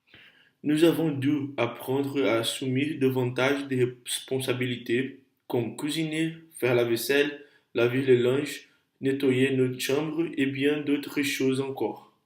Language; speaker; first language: French; non-native, learner; Portuguese